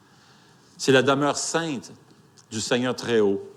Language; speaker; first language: French; native; French